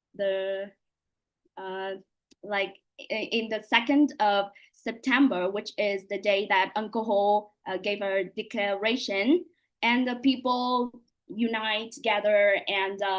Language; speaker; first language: English; non-native, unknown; Vietnamese